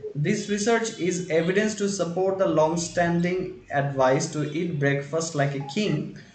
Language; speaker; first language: English; non-native, local second language; Bangla